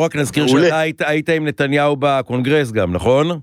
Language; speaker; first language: Hebrew; native; Hebrew